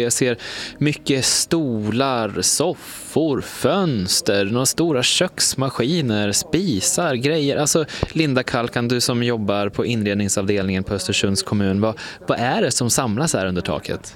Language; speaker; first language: Swedish; native; Swedish